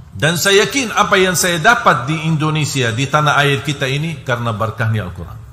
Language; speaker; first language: Indonesian; non-native, fluent; Arabic